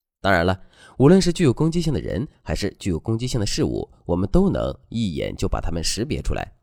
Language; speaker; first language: Chinese; native; Chinese